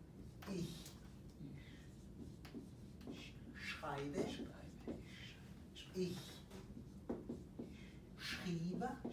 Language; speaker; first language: German; non-native, fluent; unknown